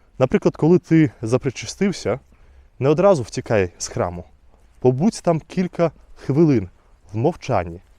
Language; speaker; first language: Ukrainian; non-native, fluent; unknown